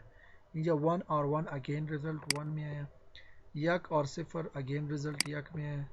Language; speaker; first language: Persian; non-native, local second language; Pashto